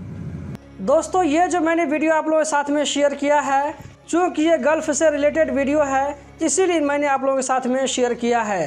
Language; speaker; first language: Hindi; native; Hindi